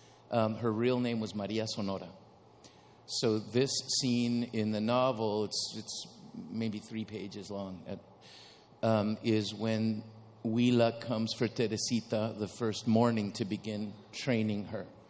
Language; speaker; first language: English; early bilingual, other home language; Spanish